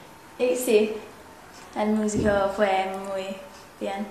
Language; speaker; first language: Spanish; non-native, learner; English